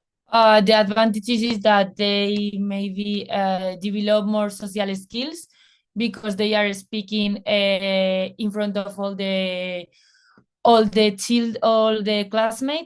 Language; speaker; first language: English; non-native, fluent; Spanish